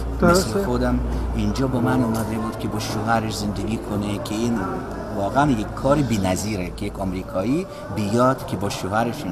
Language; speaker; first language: Persian; non-native, fluent; Russian